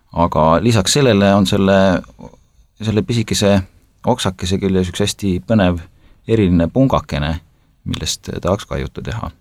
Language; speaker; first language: Estonian; native; Estonian